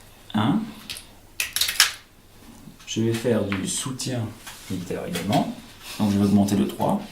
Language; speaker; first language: French; native; French